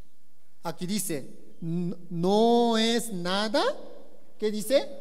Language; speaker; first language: Spanish; non-native, learner; Korean